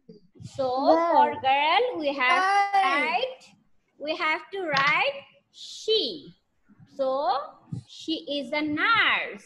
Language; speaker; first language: English; non-native, learner; Bangla